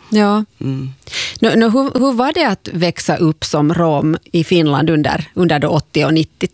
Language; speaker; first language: Swedish; native; Swedish